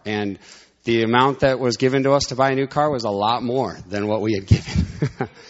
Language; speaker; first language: English; native; English